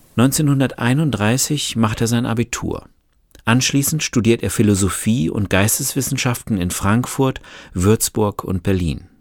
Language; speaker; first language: German; native; German